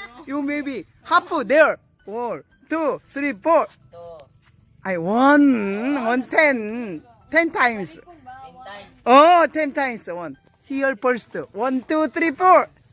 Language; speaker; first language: English; non-native, learner; Korean